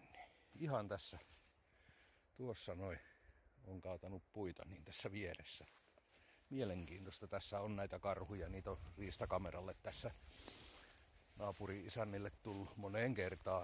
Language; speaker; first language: Finnish; native; Finnish